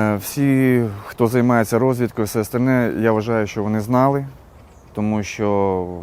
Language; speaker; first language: Ukrainian; native; Ukrainian